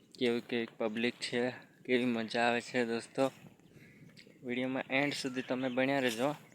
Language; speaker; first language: Gujarati; non-native, local second language; Rathawi